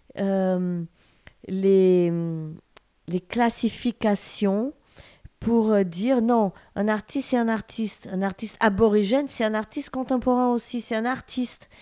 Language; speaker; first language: French; non-native, fluent; Portuguese